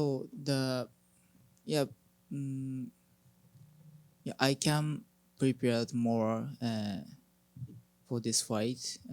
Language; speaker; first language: English; non-native, learner; Japanese